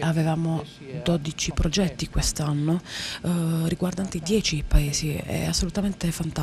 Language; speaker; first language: Italian; native; Italian